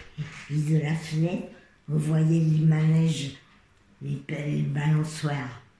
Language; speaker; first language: French; native; French